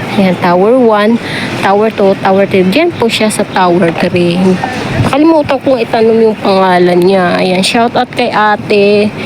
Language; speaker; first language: Filipino; non-native, local second language; Cebuano